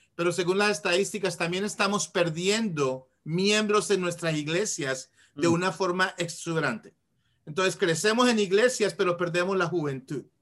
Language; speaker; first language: Spanish; native; Spanish